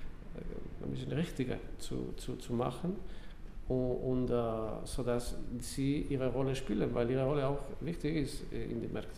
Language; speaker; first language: German; non-native, learner; English